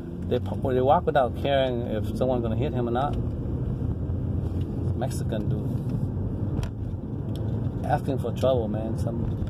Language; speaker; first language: English; non-native, fluent; Vietnamese